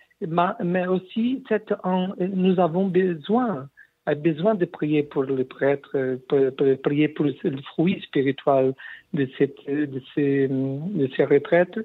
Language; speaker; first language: French; non-native, learner; Portuguese